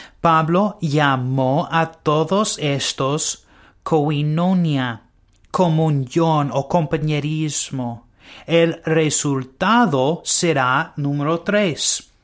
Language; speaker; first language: Spanish; non-native, learner; English